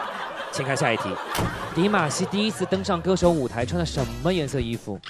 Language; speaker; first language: Chinese; native; Chinese